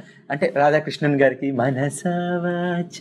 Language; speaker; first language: Telugu; native; Telugu